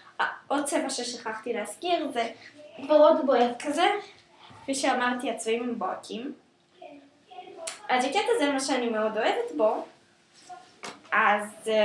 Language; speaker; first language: Hebrew; native; Hebrew